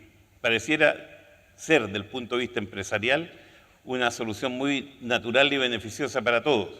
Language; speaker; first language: Spanish; native; Spanish